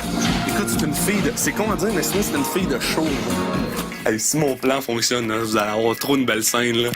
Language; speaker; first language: French; native; French